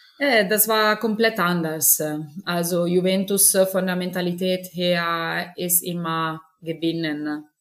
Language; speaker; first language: German; non-native, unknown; Italian